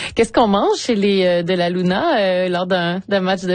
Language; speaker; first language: French; native; French